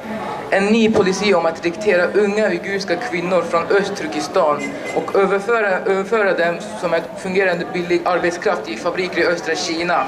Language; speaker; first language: Swedish; non-native, learner; Uyghur